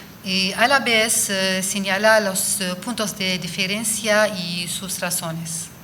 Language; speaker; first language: Spanish; non-native, fluent; Arabic